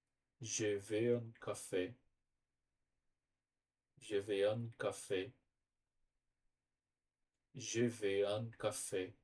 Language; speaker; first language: French; non-native, learner; Portuguese